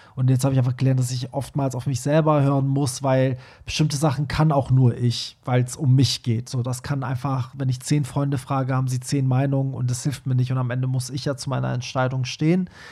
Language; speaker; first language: German; early bilingual, other home language; Persian